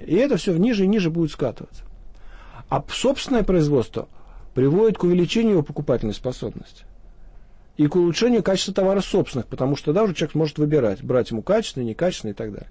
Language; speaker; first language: Russian; native; Russian